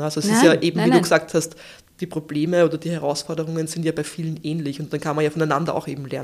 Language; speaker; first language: German; native; German